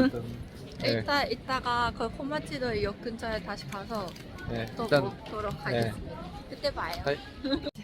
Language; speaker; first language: Korean; non-native, fluent; Japanese